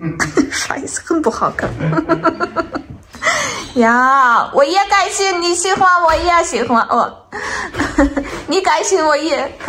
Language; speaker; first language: Chinese; non-native, learner; Ukrainian